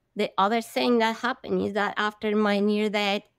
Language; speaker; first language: English; non-native, fluent; Spanish